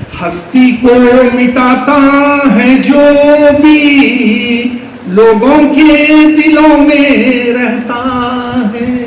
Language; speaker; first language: Urdu; native; Urdu